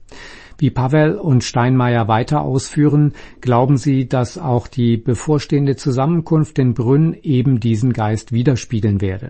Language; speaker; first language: German; native; German